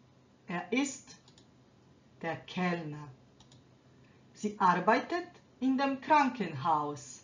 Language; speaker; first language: German; non-native, fluent; Croatian